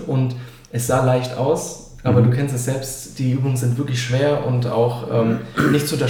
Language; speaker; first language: German; native; German